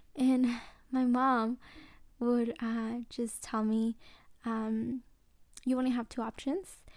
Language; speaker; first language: English; early bilingual, other home language; Mixtepec Mixtec